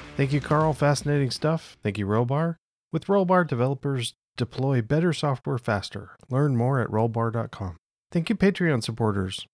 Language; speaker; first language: English; native; English